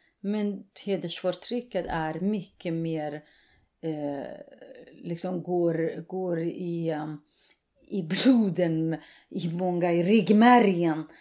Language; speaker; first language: Swedish; non-native, fluent; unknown